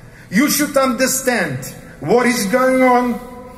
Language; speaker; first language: English; non-native, fluent; Ukrainian